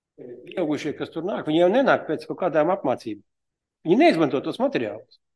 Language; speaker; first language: Latvian; non-native, local second language; Russian